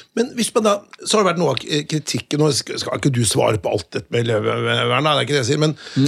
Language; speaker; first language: Norwegian; native; Norwegian